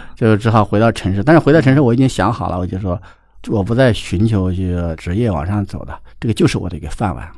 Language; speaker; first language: Chinese; native; Chinese